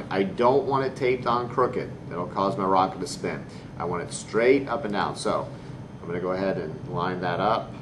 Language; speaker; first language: English; native; English